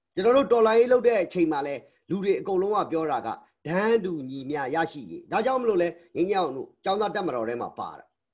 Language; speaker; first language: Burmese; native; Burmese